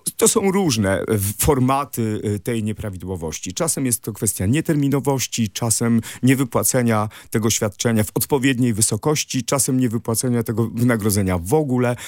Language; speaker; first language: Polish; native; Polish